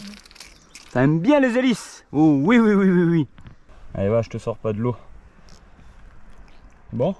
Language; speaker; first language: French; native; French